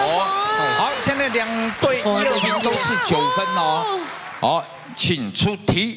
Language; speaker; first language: Chinese; native; Chinese